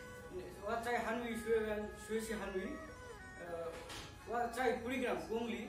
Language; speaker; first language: Chinese; non-native, learner; Bangla